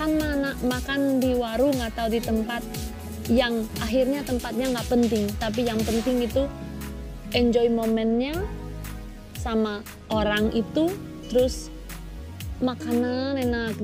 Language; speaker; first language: Indonesian; non-native, fluent; Spanish